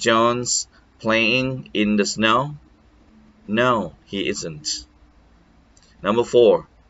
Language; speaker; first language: English; non-native, fluent; Thai